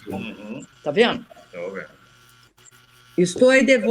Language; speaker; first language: Spanish; non-native, learner; Portuguese